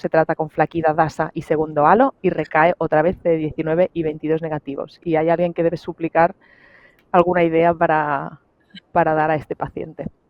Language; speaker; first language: Spanish; native; Spanish